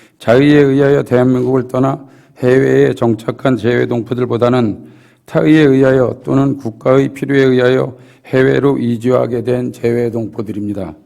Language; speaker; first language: Korean; native; Korean